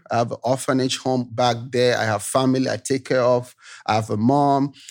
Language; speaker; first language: English; non-native, local second language; Yoruba